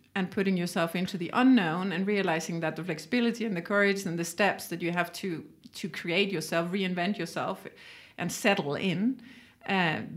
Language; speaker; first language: English; non-native, fluent; Danish